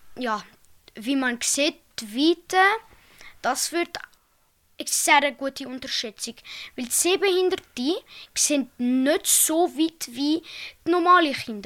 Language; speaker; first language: German; native; German